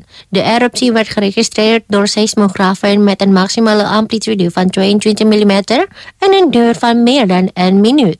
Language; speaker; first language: Dutch; non-native, fluent; Indonesian